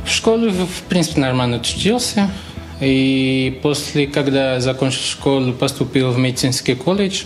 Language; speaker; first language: Russian; non-native, fluent; Portuguese